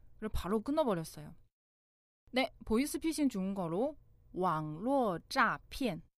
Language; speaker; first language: Korean; non-native, fluent; Chinese